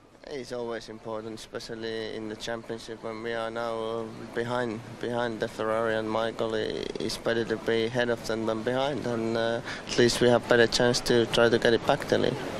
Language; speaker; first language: English; non-native, fluent; Finnish